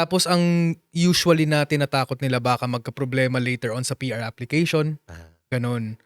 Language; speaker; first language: Filipino; non-native, local second language; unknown